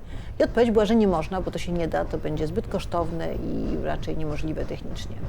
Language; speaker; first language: Polish; native; Polish